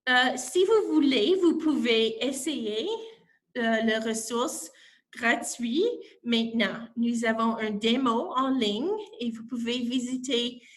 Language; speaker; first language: French; non-native, local second language; English